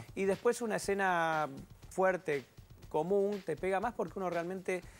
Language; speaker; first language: Spanish; native; Spanish